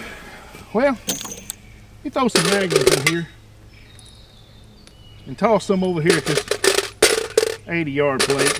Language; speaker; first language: English; native; English